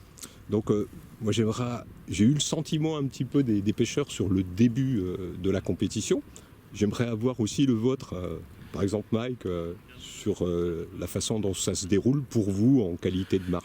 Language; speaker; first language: French; native; French